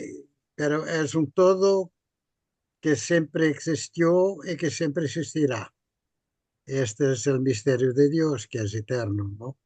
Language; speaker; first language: Spanish; non-native, fluent; Portuguese